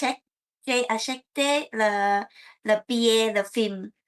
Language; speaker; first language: French; non-native, learner; Vietnamese